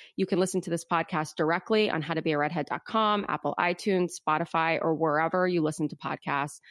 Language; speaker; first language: English; native; English